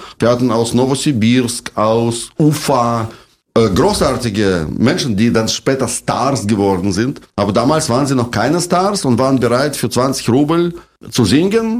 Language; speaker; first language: German; non-native, fluent; Russian